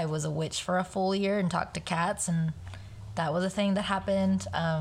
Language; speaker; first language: English; native; English